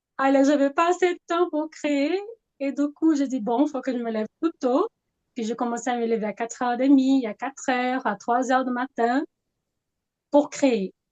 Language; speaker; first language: French; non-native, fluent; Portuguese